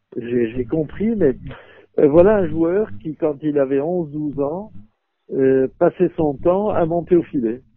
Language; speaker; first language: French; native; French